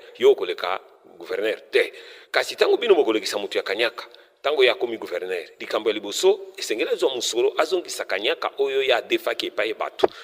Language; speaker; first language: Lingala; native; Lingala